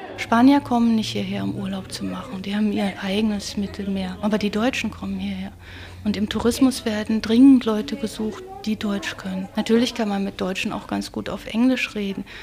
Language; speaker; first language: German; native; German